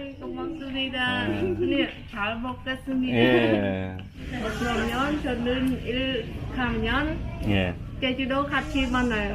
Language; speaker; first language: Korean; non-native, learner; Khmer